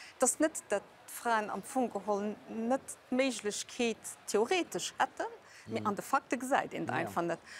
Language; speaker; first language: Luxembourgish; early bilingual, other home language; Portuguese